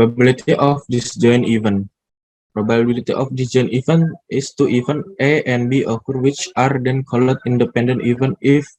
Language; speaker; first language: English; non-native, learner; Indonesian